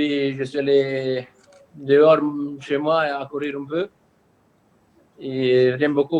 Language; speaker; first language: French; non-native, learner; Italian